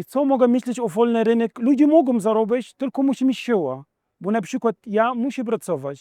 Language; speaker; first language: Polish; non-native, fluent; Arabic